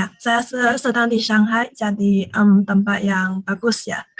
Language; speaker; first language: Indonesian; non-native, learner; Chinese